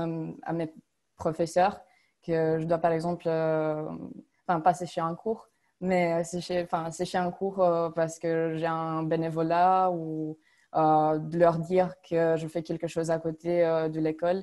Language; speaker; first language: French; non-native, fluent; Romanian